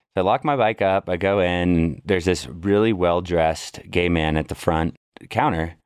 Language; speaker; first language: English; native; English